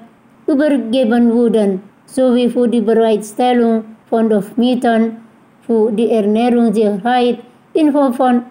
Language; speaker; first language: German; non-native, fluent; Indonesian